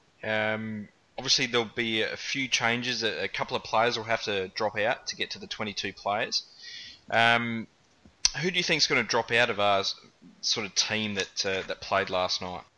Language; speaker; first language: English; native; English